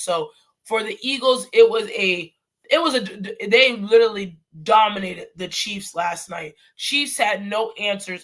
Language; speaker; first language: English; native; English